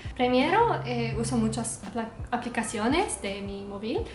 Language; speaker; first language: Spanish; non-native, learner; English